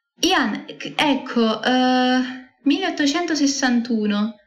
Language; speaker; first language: English; non-native, learner; Italian